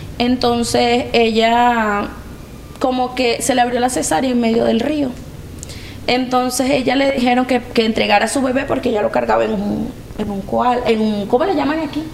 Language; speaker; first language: Spanish; native; Spanish